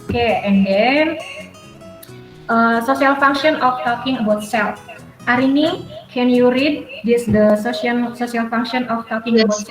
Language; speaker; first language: English; non-native, learner; Indonesian